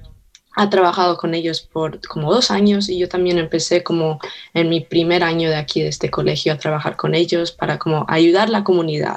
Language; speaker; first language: Spanish; early bilingual, heritage; Spanish